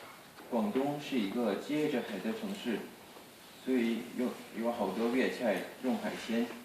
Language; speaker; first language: Chinese; non-native, fluent; Korean